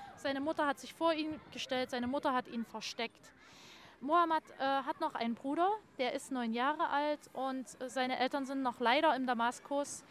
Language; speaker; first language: German; native; German